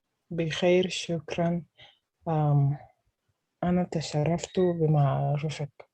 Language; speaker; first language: Arabic; non-native, learner; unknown